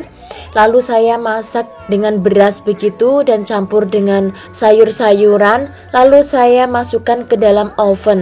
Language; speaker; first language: Indonesian; non-native, local second language; Javanese